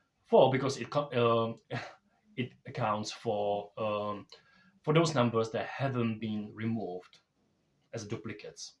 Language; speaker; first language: English; non-native, fluent; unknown